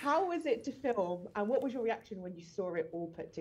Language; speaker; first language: English; native; English